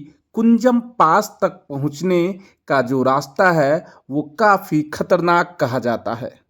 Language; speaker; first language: Hindi; native; Hindi